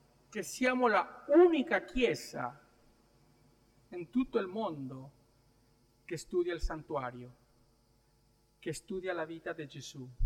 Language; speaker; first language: Italian; non-native, learner; Spanish